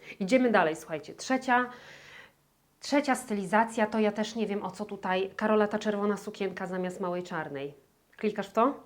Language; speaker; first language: Polish; native; Polish